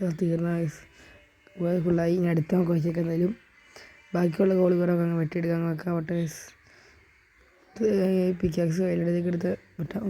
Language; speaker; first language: Malayalam; native; Malayalam